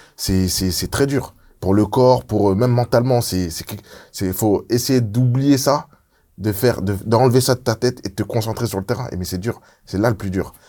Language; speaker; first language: French; early bilingual, other home language; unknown